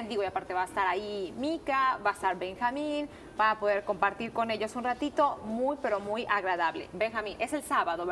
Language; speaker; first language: Spanish; native; Spanish